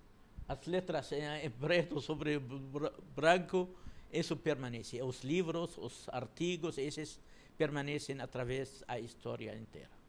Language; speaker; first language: Portuguese; non-native, fluent; Arabic